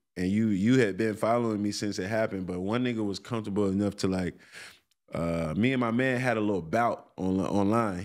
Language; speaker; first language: English; native; English